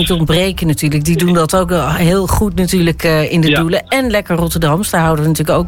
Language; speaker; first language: Dutch; native; Dutch